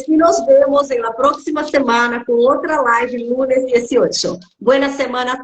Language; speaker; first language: Spanish; non-native, fluent; Portuguese